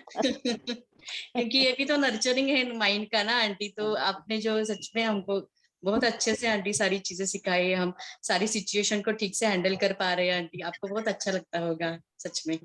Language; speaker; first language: Hindi; non-native, local second language; Marathi